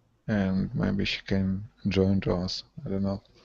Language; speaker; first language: English; non-native, learner; Russian